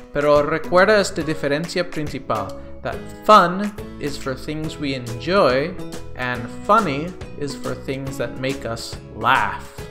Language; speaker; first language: English; native; English